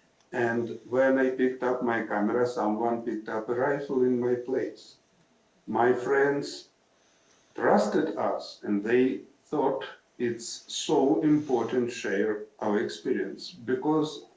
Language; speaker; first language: English; non-native, fluent; Ukrainian